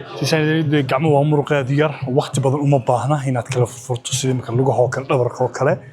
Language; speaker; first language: Somali; early bilingual, heritage; Somali